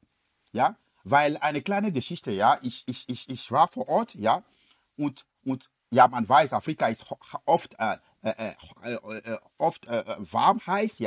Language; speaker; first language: German; non-native, fluent; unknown